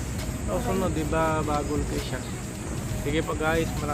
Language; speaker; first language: Filipino; non-native, learner; Punjabi